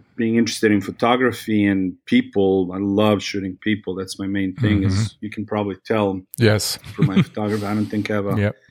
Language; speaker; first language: English; non-native, fluent; Serbian